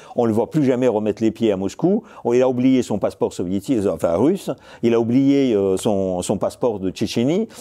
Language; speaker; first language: French; non-native, fluent; Russian